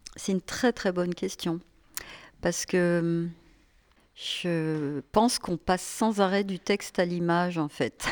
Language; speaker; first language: French; native; French